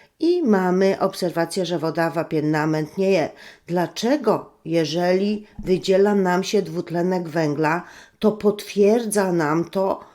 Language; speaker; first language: Polish; native; Polish